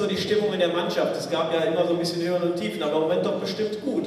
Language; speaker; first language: German; native; German